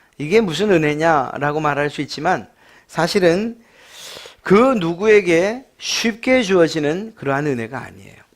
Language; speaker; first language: Korean; native; Korean